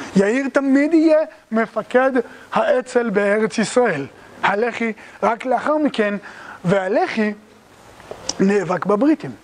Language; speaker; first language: Hebrew; native; Hebrew